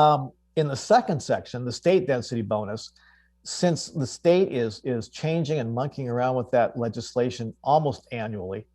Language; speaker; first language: English; native; English